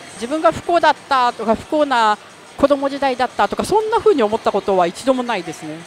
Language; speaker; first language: Japanese; native; Japanese